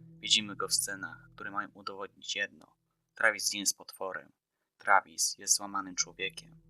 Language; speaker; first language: Polish; native; Polish